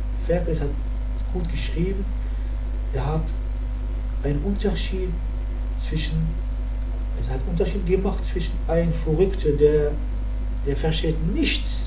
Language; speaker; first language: German; non-native, learner; Arabic